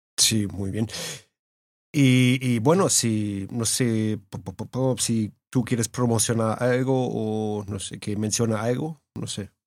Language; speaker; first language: Spanish; early bilingual, heritage; Spanish